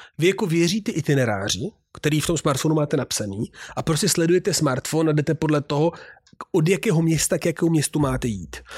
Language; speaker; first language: Czech; non-native, fluent; Italian